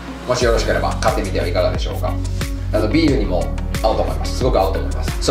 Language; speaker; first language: Japanese; native; Japanese